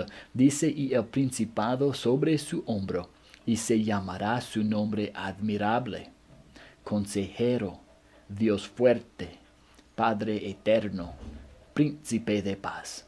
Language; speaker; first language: Spanish; non-native, fluent; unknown